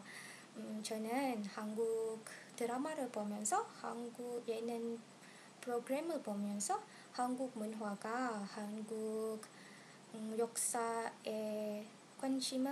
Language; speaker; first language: Korean; non-native, learner; Malay